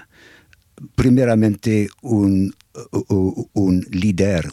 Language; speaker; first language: Spanish; non-native, fluent; English